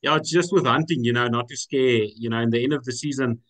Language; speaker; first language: English; non-native, local second language; Afrikaans